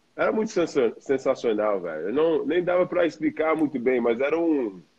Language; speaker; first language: Portuguese; non-native, fluent; English